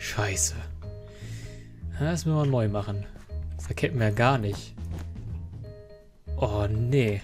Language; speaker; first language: German; native; German